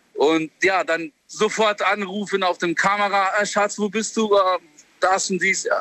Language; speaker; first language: German; non-native, learner; Albanian